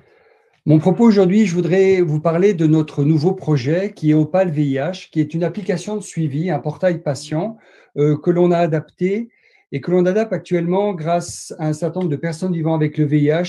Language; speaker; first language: French; native; French